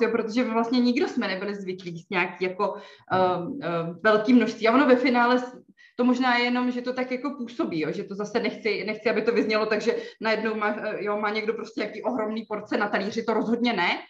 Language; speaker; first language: Czech; native; Czech